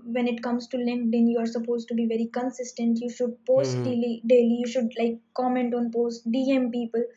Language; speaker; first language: English; non-native, local second language; Hindi